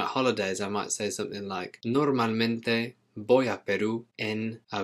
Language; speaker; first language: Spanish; non-native, fluent; English